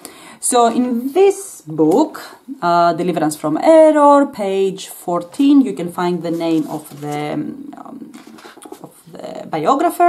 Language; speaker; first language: English; non-native, fluent; Greek